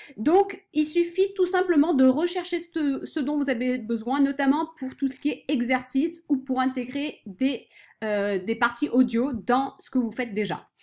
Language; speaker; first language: French; non-native, fluent; English